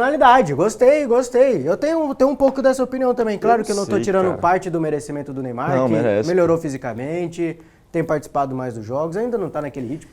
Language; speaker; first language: Portuguese; native; Portuguese